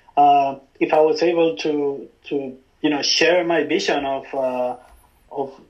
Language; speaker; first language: English; non-native, fluent; Spanish